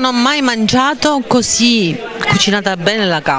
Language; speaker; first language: Italian; native; Italian